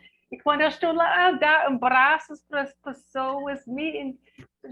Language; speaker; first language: Portuguese; non-native, fluent; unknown